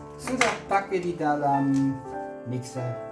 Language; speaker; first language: Indonesian; non-native, learner; German